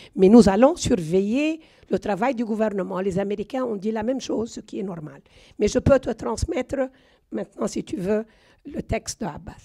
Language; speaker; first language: French; non-native, fluent; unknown